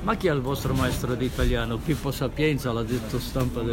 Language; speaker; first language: Italian; native; Italian